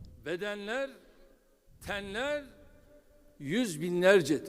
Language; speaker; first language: Turkish; native; Turkish